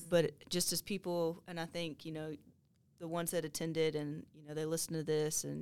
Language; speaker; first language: English; native; English